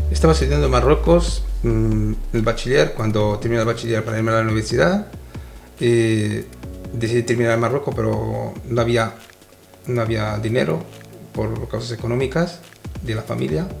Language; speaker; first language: Spanish; non-native, fluent; Arabic